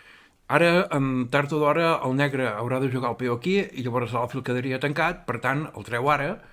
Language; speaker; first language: Catalan; native; Catalan